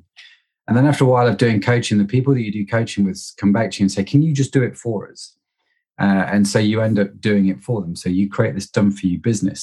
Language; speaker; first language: English; native; English